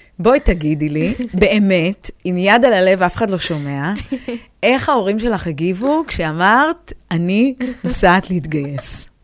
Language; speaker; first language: Hebrew; native; Hebrew